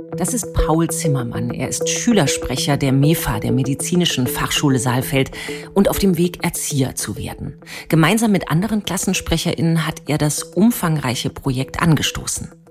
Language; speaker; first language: German; native; German